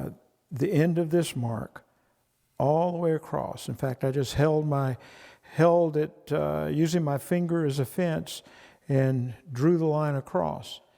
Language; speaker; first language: English; native; English